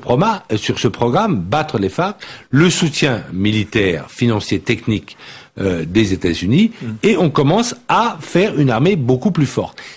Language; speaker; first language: French; native; French